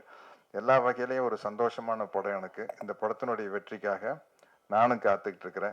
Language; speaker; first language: Tamil; native; Tamil